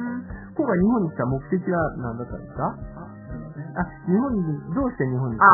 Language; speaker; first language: Japanese; native; Japanese